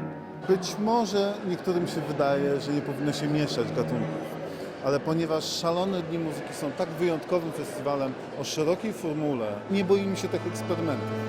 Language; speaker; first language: Polish; native; Polish